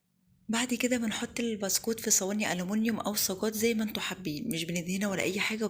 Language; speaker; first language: Arabic; native; Arabic